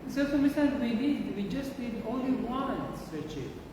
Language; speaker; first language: English; non-native, local second language; Filipino